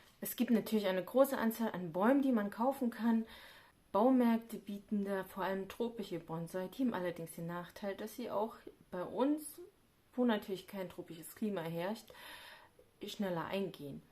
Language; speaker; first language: German; native; German